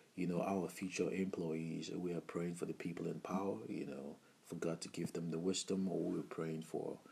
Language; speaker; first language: English; non-native, local second language; Igbo